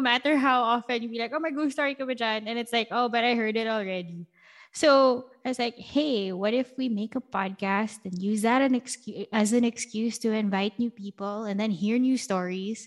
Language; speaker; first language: English; non-native, local second language; Filipino